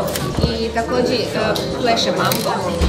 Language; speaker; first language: Spanish; non-native, fluent; Serbian